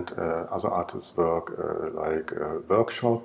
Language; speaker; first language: English; non-native, learner; German